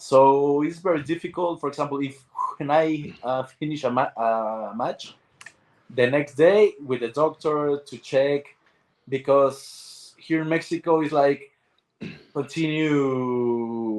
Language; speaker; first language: English; non-native, learner; Spanish